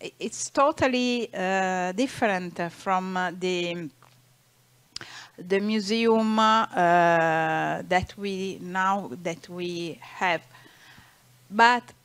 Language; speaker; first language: English; non-native, learner; Italian